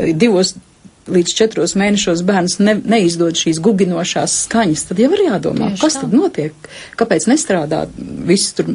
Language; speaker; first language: Latvian; native; Latvian